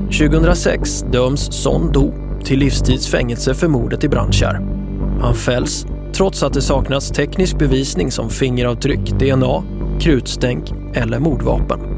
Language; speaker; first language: Swedish; native; Swedish